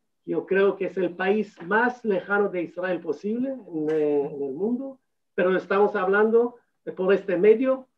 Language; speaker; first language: Spanish; non-native, fluent; Hebrew